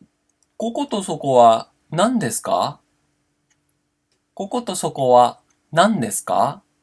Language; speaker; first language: Japanese; non-native, fluent; Portuguese